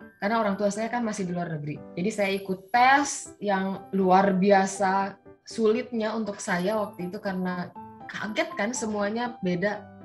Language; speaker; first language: Indonesian; early bilingual, heritage; Indonesian